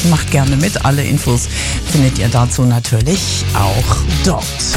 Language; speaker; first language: German; native; German